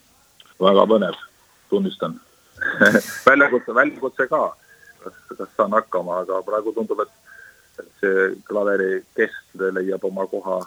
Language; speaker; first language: Estonian; native; Estonian